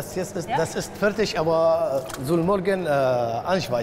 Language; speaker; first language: German; non-native, learner; Arabic